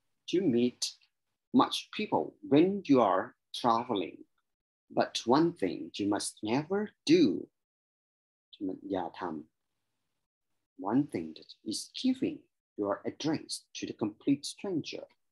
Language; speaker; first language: English; non-native, fluent; Thai